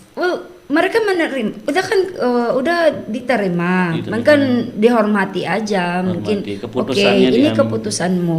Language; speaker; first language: Indonesian; non-native, learner; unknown